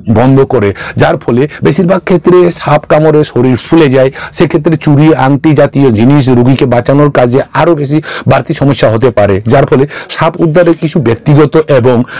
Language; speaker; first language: Bangla; non-native, local second language; Kok Borok